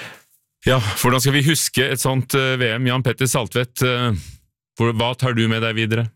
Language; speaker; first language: Norwegian; native; Norwegian